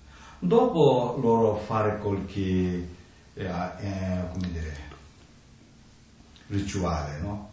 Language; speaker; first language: Italian; non-native, learner; Tibetan